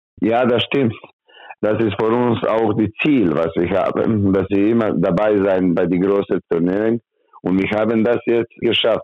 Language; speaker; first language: German; non-native, learner; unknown